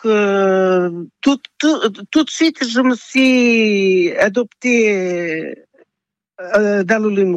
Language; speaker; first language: French; non-native, fluent; Portuguese